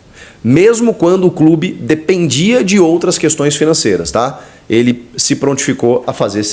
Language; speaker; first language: Portuguese; native; Portuguese